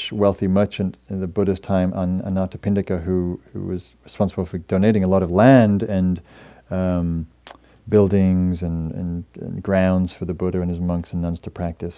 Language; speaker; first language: English; native; English